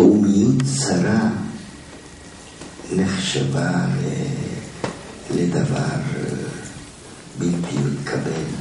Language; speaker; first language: Hebrew; non-native, fluent; German